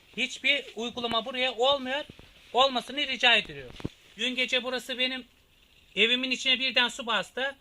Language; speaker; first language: Turkish; native; Turkish